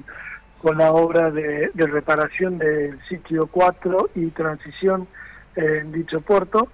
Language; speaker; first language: Spanish; native; Spanish